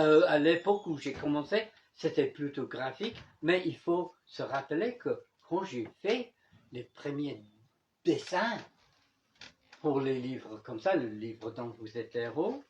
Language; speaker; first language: French; non-native, fluent; English